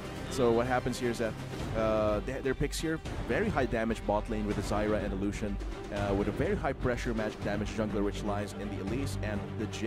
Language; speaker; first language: English; non-native, local second language; Filipino